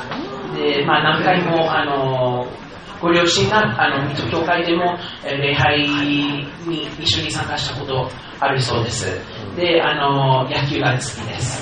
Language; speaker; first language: Japanese; non-native, fluent; English